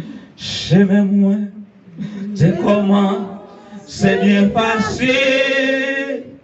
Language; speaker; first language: French; non-native, learner; Haitian Creole